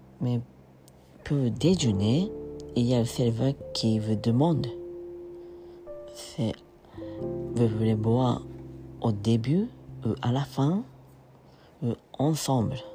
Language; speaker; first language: French; non-native, learner; Japanese